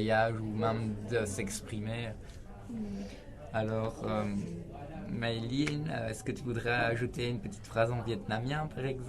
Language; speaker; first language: French; native; French